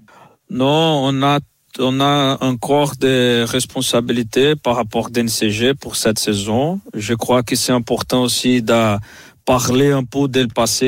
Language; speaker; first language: French; non-native, fluent; Portuguese